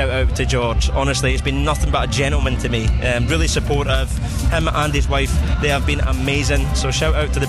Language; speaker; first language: English; native; English